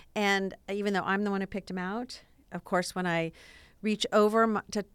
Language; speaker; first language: English; native; English